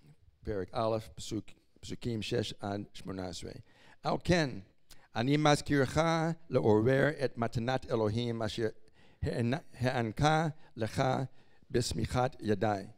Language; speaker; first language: Hebrew; non-native, fluent; English